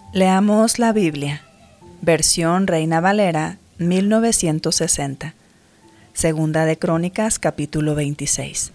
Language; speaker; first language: Spanish; native; Spanish